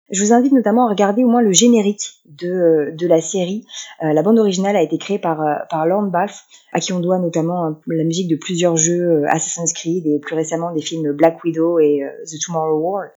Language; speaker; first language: French; native; French